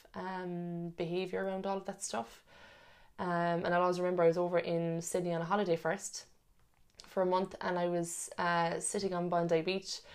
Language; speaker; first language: English; native; English